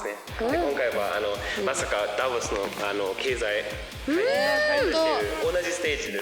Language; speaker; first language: Japanese; non-native, fluent; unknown